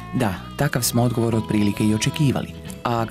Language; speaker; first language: Croatian; native; Croatian